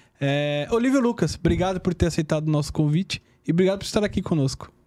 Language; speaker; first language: Portuguese; native; Portuguese